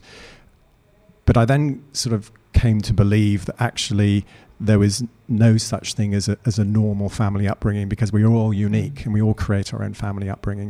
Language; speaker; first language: English; native; English